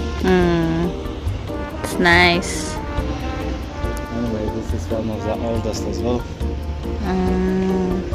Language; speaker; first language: English; non-native, local second language; Filipino